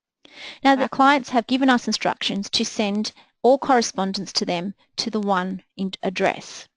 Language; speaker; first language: English; native; English